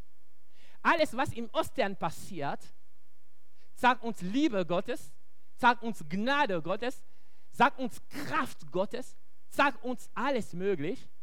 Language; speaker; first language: German; non-native, local second language; French